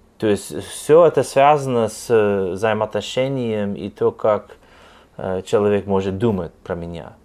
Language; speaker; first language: Russian; non-native, fluent; English